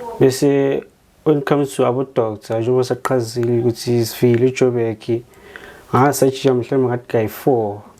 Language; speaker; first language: Zulu; native; Zulu